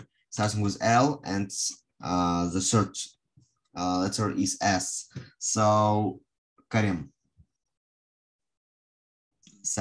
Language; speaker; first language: English; non-native, fluent; Russian